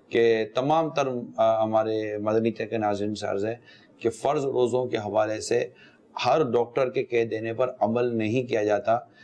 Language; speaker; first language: Urdu; native; Urdu